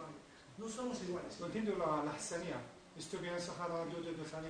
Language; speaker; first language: Spanish; non-native, learner; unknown